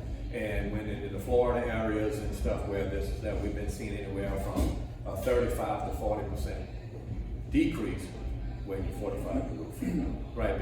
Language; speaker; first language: English; native; English